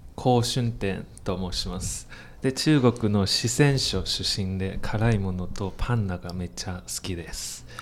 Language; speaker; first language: Japanese; non-native, fluent; Chinese